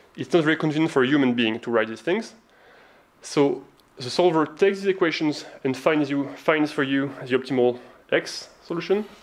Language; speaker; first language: English; non-native, fluent; French